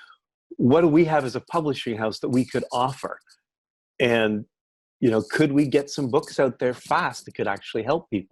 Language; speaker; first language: English; native; English